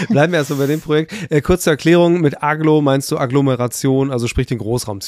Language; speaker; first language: German; native; German